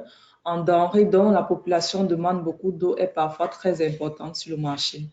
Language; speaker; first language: French; native; French